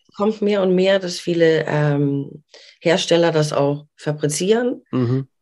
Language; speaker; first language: German; non-native, fluent; Danish